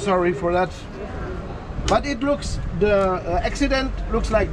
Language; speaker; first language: English; non-native, fluent; Portuguese